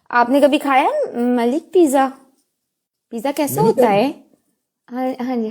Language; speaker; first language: Hindi; non-native, local second language; Punjabi